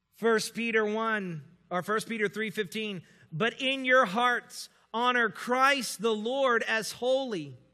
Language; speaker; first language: English; native; English